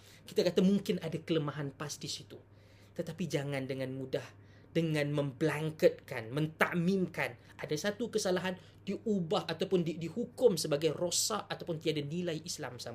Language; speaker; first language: Malay; native; Malay